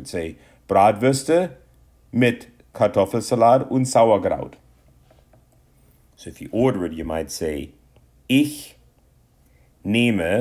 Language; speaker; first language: German; non-native, fluent; English